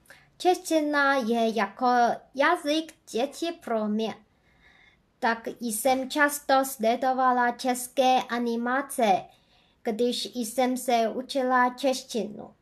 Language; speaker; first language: Czech; non-native, learner; Chinese